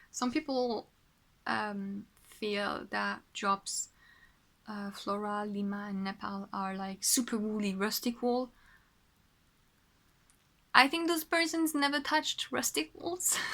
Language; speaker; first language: English; non-native, fluent; French